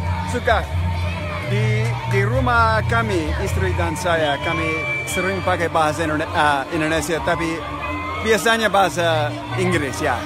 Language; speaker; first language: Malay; non-native, fluent; English